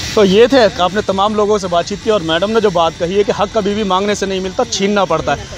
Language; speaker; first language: Hindi; native; Hindi